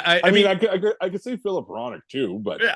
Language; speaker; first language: English; native; English